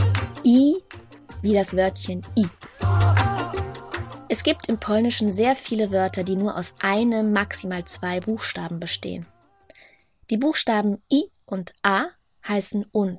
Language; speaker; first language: German; native; German